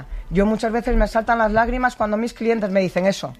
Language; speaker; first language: Spanish; native; Spanish